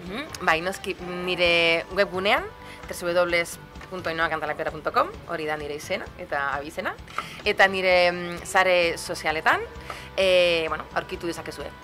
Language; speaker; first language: Basque; non-native, local second language; Spanish